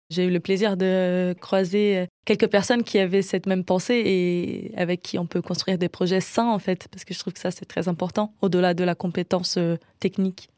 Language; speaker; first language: French; non-native, fluent; Portuguese